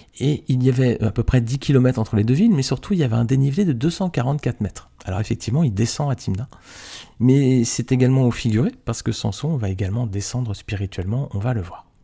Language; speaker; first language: French; native; French